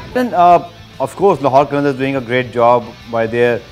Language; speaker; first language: English; non-native, local second language; Urdu